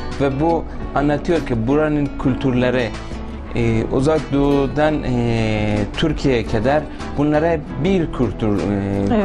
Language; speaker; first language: Turkish; non-native, local second language; Persian